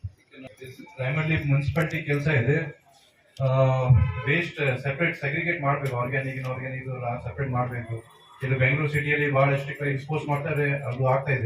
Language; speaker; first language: Kannada; non-native, learner; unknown